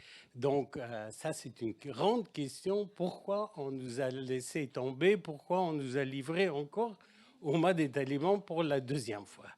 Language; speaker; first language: French; non-native, fluent; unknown